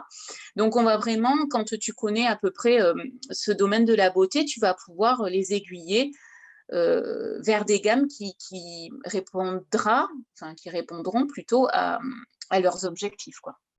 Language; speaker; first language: French; native; French